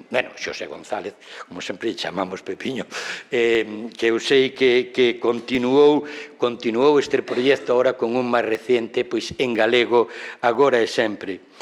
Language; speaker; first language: Galician; non-native, local second language; Spanish